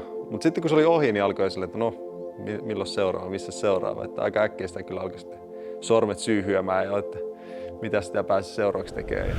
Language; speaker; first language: Finnish; native; Finnish